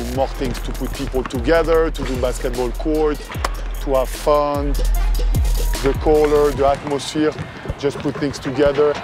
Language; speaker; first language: English; non-native, fluent; French